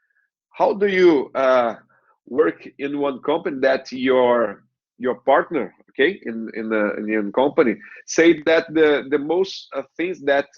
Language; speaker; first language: English; non-native, learner; Portuguese